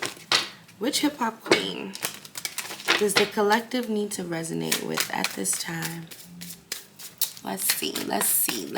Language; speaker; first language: English; native; English